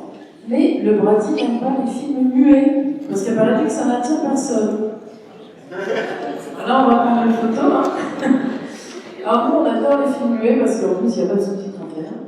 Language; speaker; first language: French; native; French